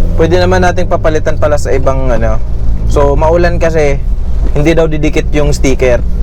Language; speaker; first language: Filipino; native; Filipino